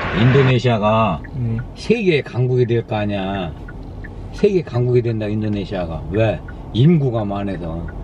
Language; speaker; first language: Korean; native; Korean